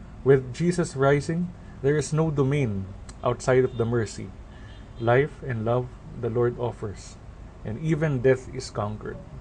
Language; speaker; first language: English; non-native, local second language; Filipino